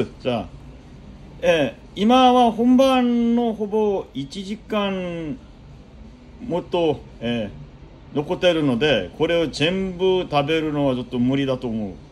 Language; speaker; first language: Japanese; non-native, fluent; Korean